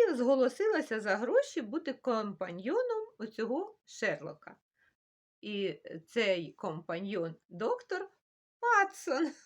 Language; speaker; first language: Ukrainian; non-native, local second language; Russian